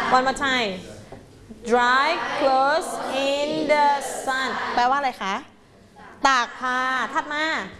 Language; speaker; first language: Thai; native; Thai